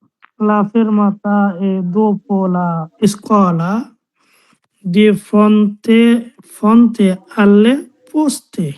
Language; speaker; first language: Italian; non-native, learner; Bangla